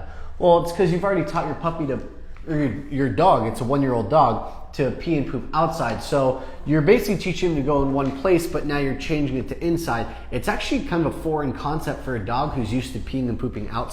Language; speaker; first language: English; native; English